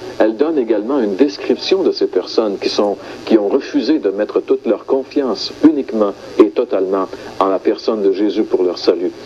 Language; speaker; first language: French; native; French